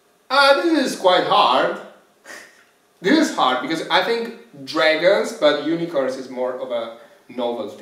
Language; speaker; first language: English; non-native, fluent; Italian